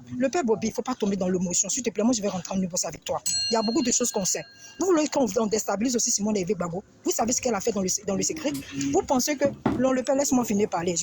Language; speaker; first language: French; native; French